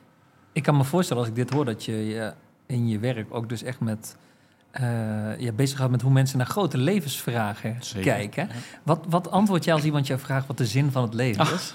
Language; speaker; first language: Dutch; native; Dutch